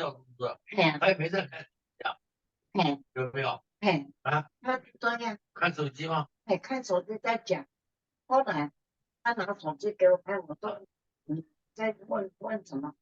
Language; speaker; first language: Chinese; early bilingual, heritage; Chinese